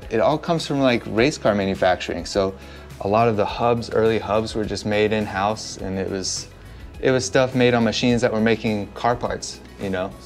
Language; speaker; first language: English; native; English